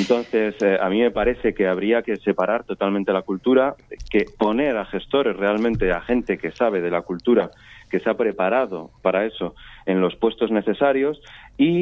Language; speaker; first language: Spanish; native; Spanish